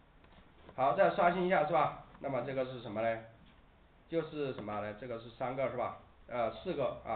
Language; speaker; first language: Chinese; native; Chinese